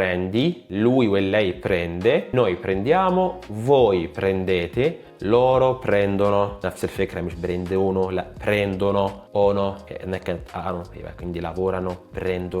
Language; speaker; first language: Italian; non-native, fluent; Arabic